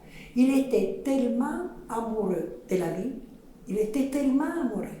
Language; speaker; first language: French; non-native, fluent; Italian